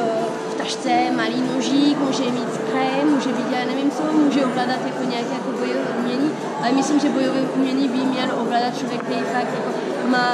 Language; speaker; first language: Czech; non-native, fluent; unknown